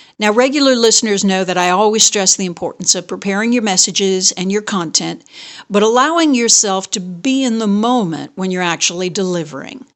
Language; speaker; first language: English; native; English